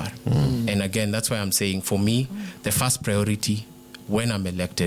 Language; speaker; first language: English; non-native, local second language; Kikuyu